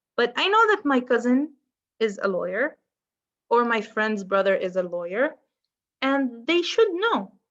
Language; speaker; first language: English; non-native, fluent; Arabic